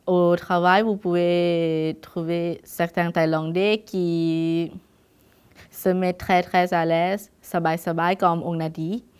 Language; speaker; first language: French; non-native, fluent; Thai